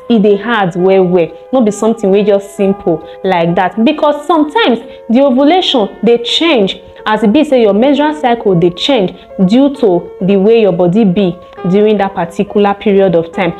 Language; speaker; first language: Nigerian Pidgin; native; Nigerian Pidgin